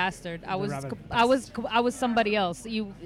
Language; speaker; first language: English; non-native, fluent; Hebrew